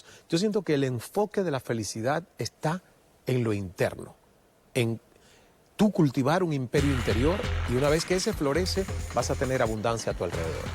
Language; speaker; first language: Spanish; native; Spanish